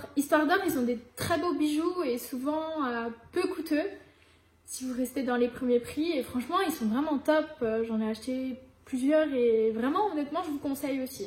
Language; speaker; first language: French; native; French